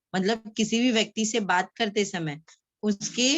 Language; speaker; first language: Hindi; non-native, local second language; Marathi